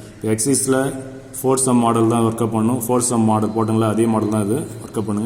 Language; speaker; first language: Tamil; native; Tamil